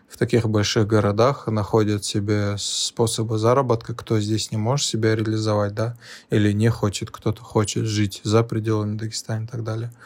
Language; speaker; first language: Russian; non-native, local second language; Lezghian